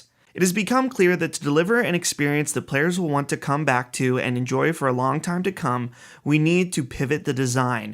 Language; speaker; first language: English; native; English